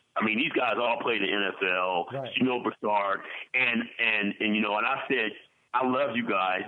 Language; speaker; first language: English; native; English